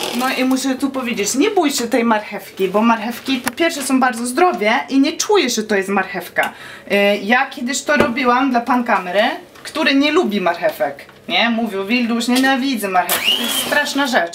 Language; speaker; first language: Polish; non-native, learner; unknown